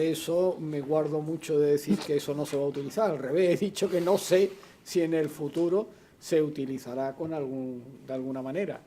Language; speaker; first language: Spanish; native; Spanish